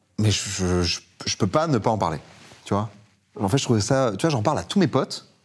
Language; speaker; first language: French; early bilingual, other home language; Persian